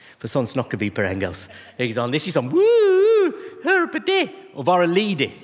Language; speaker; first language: Norwegian; non-native, fluent; English